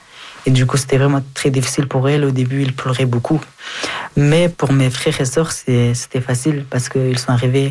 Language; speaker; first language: French; non-native, fluent; Persian